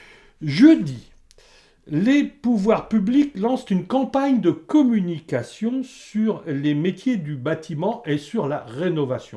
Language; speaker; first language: French; native; French